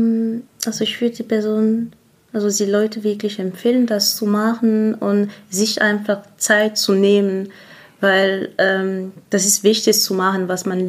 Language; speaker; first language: German; non-native, fluent; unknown